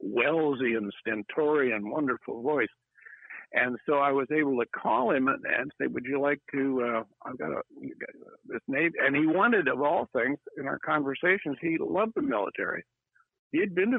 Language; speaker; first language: English; native; English